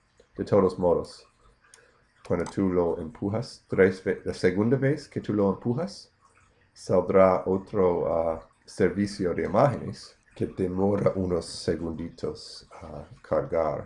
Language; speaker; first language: Spanish; non-native, fluent; English